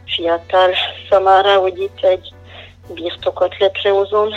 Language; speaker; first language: Hungarian; non-native, fluent; French